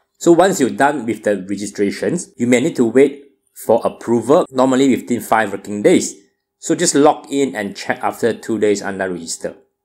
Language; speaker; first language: English; non-native, local second language; Chinese